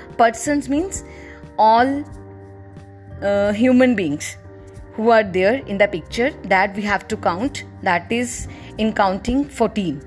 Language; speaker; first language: English; non-native, local second language; Punjabi